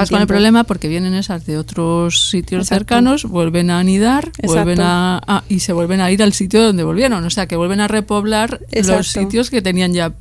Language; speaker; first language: Spanish; native; Spanish